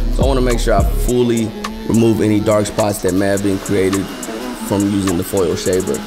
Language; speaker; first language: English; native; English